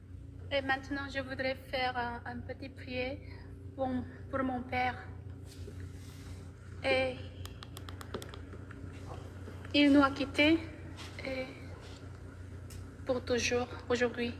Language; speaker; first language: French; non-native, learner; Korean